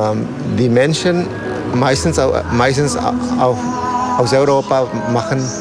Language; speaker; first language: German; non-native, learner; Spanish